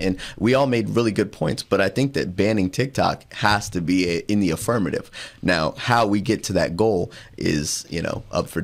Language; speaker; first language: English; native; English